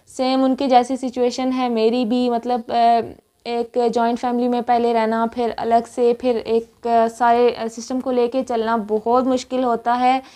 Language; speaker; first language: Urdu; native; Urdu